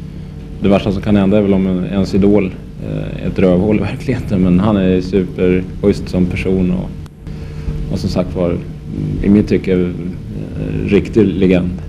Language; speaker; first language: Swedish; native; Swedish